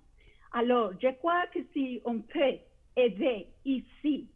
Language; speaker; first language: French; non-native, fluent; Spanish